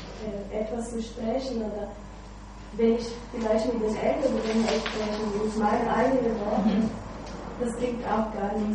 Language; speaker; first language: German; non-native, fluent; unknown